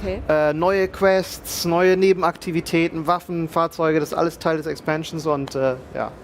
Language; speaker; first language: German; native; German